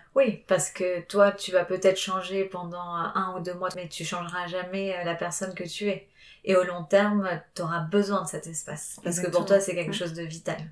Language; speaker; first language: French; non-native, fluent; Spanish